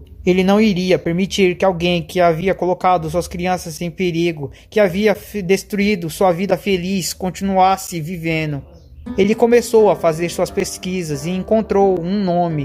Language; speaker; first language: Portuguese; native; Portuguese